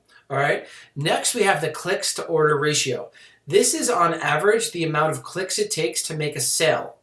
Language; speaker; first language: English; native; English